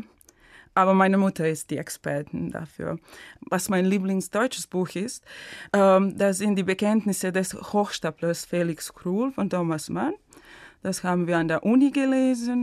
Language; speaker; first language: German; non-native, fluent; Serbian